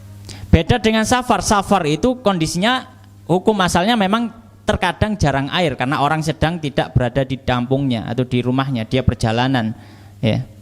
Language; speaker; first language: Indonesian; native; Indonesian